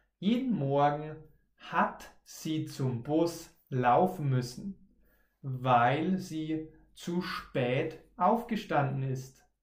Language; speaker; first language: German; native; German